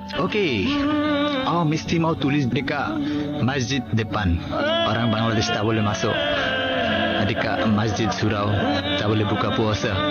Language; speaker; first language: Malay; non-native, learner; Bangla